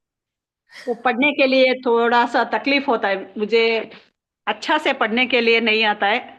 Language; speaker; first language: Hindi; non-native, local second language; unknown